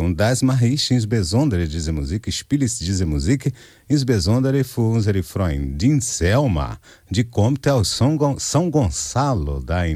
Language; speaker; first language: German; non-native, fluent; Portuguese